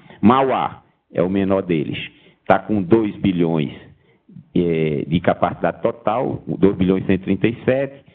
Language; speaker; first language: Portuguese; native; Portuguese